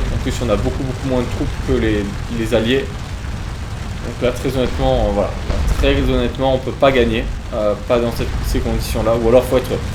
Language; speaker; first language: French; native; French